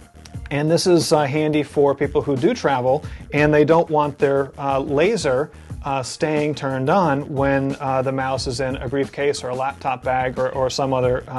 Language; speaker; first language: English; native; English